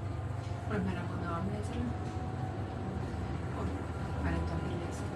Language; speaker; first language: Finnish; non-native, learner; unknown